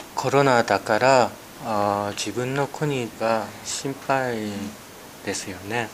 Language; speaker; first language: Japanese; non-native, learner; Korean